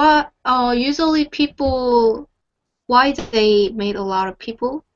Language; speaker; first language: English; non-native, learner; Korean